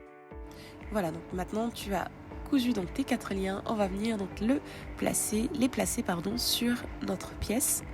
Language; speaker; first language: French; native; French